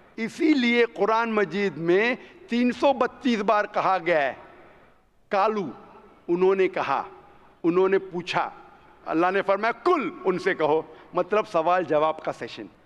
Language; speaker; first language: Hindi; non-native, local second language; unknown